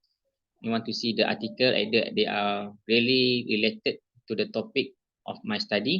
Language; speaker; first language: English; non-native, fluent; Malay